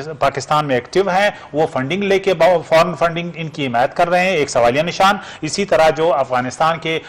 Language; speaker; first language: Urdu; non-native, local second language; Pashto